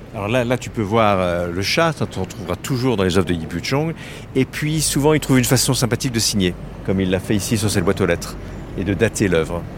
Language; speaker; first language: French; native; French